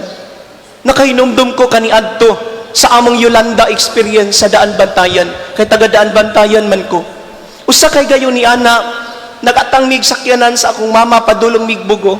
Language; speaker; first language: Cebuano; native; Cebuano